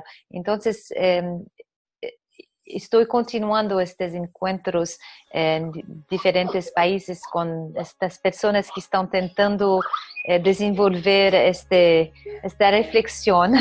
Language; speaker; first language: Spanish; non-native, fluent; Portuguese